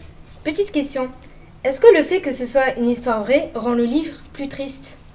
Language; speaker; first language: French; native; French